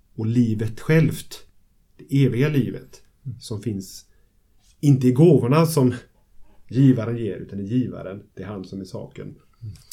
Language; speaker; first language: Swedish; native; Swedish